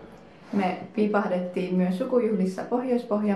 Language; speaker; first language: Finnish; native; Finnish